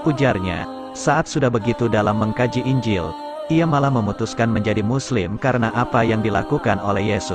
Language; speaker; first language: Indonesian; native; Indonesian